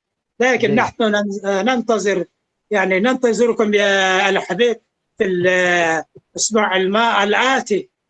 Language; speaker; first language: Arabic; non-native, fluent; Indonesian